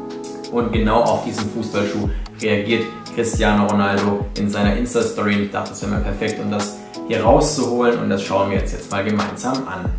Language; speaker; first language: German; native; German